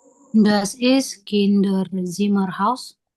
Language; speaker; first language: German; non-native, learner; Indonesian